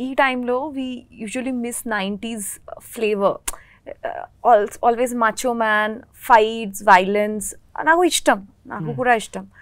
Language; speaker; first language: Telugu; non-native, learner; Bangla